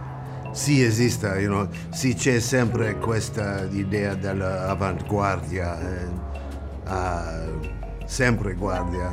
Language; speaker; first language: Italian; non-native, learner; English